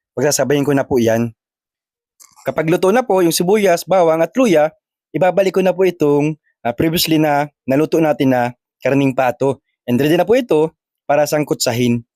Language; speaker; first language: Filipino; native; Filipino